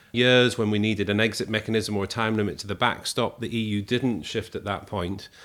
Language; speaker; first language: English; native; English